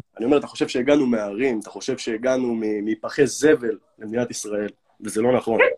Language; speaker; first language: Hebrew; native; Hebrew